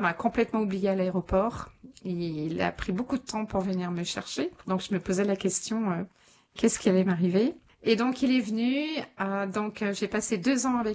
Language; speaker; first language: French; native; French